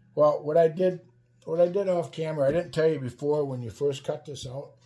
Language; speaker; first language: English; native; English